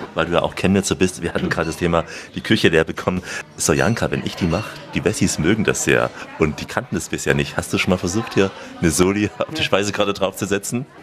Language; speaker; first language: German; native; German